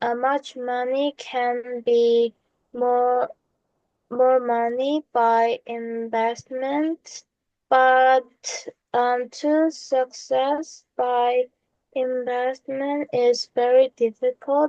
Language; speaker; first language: English; non-native, learner; Korean